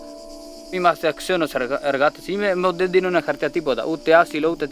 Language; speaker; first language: Greek; non-native, learner; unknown